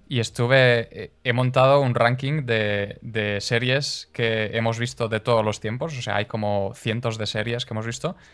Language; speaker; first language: Spanish; non-native, fluent; Hungarian